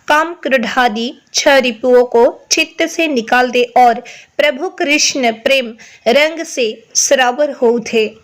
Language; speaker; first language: Hindi; non-native, local second language; Assamese